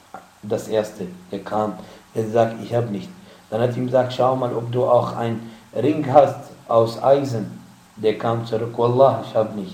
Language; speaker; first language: German; non-native, fluent; Arabic